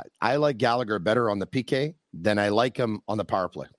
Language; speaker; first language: English; native; English